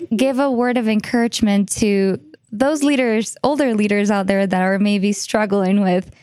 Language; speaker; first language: English; non-native, fluent; Spanish